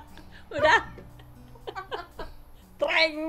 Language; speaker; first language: Indonesian; non-native, fluent; English